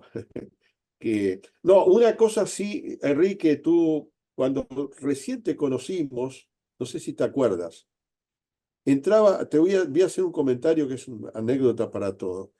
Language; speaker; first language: Spanish; native; Spanish